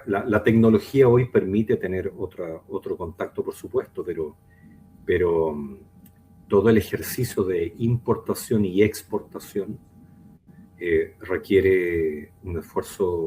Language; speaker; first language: Spanish; native; Spanish